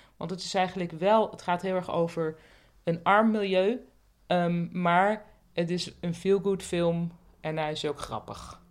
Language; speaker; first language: Dutch; native; Dutch